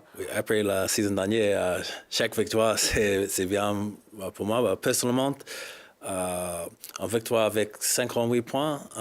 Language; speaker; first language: French; non-native, learner; English